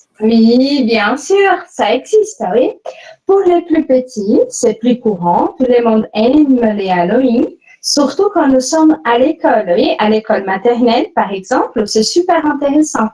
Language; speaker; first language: French; non-native, fluent; Portuguese